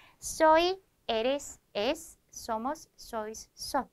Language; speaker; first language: Spanish; non-native, fluent; Korean